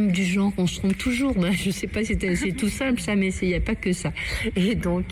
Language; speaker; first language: French; native; French